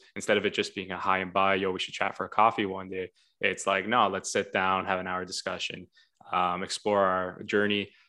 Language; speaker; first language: English; native; English